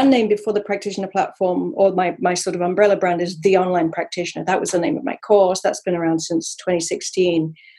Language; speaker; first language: English; native; English